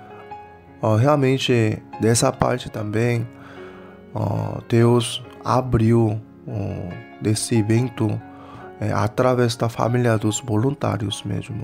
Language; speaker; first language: Portuguese; non-native, fluent; Korean